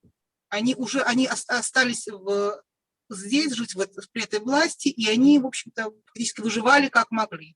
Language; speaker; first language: Russian; native; Russian